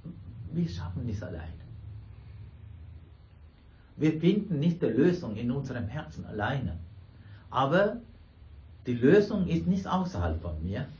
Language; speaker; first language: German; non-native, fluent; Sinhala